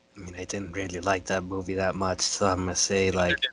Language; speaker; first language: English; non-native, fluent; Spanish